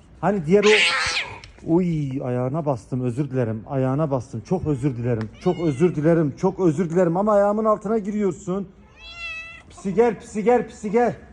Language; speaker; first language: Turkish; native; Turkish